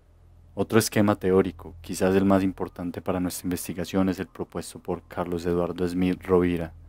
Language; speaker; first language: Spanish; native; Spanish